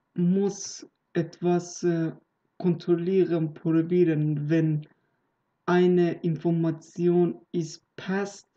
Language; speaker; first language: German; non-native, learner; Persian